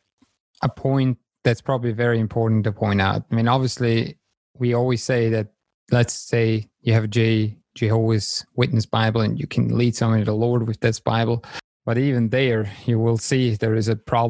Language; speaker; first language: English; non-native, fluent; German